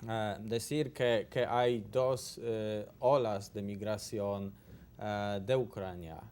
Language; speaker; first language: Spanish; non-native, learner; Polish